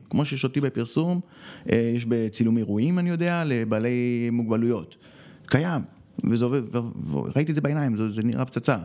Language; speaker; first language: Hebrew; early bilingual, other home language; Spanish